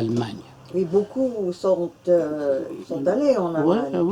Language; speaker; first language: French; non-native, fluent; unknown